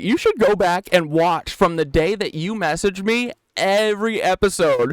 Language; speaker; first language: English; native; English